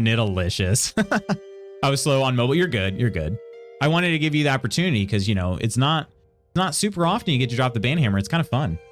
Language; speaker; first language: English; native; English